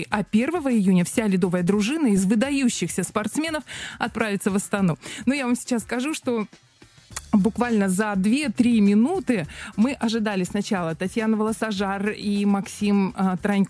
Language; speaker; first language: Russian; native; Russian